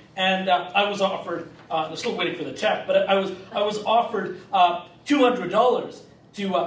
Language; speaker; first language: English; native; English